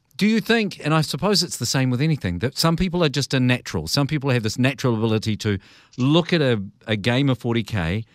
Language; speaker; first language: English; native; English